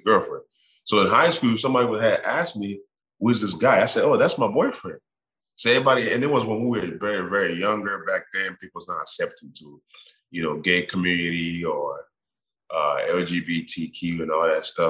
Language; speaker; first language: English; non-native, local second language; Igbo